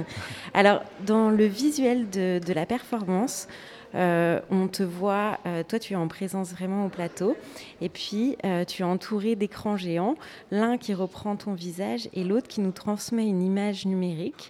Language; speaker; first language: French; native; French